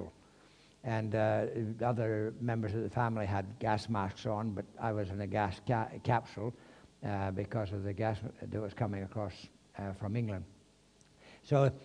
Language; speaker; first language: English; native; English